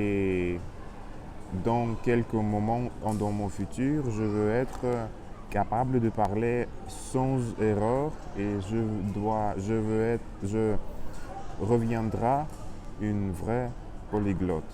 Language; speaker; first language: French; non-native, learner; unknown